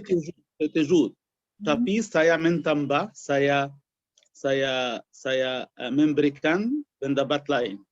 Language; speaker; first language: Indonesian; non-native, learner; Arabic